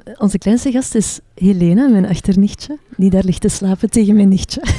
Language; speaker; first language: Dutch; native; Dutch